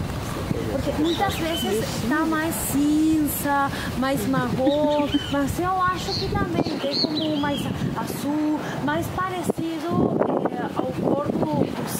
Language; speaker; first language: Portuguese; non-native, fluent; Spanish